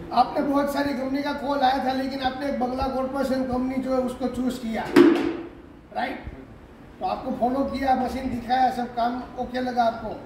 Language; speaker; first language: Hindi; non-native, local second language; Gujarati